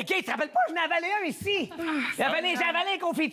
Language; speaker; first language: French; native; French